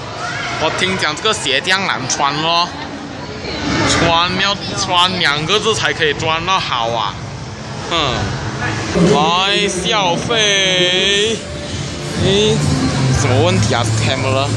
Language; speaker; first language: Chinese; native; Chinese